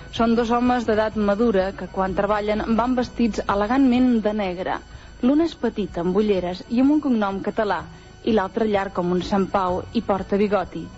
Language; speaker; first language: Catalan; native; Catalan